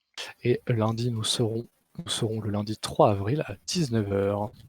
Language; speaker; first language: French; native; French